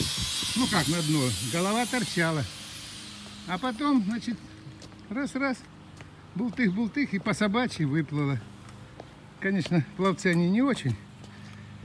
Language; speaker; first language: Russian; native; Russian